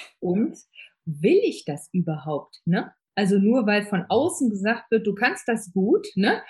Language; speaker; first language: German; native; German